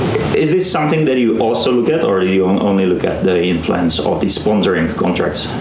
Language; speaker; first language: English; non-native, fluent; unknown